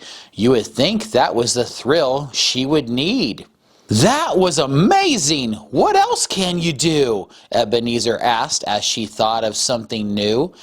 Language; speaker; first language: English; native; English